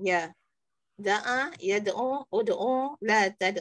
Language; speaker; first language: Arabic; non-native, learner; Indonesian